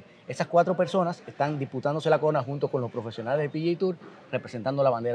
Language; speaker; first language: Spanish; native; Spanish